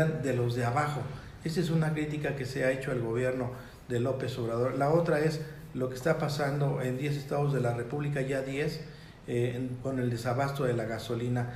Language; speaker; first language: Spanish; native; Spanish